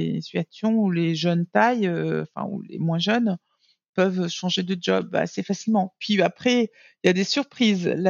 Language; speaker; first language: French; native; French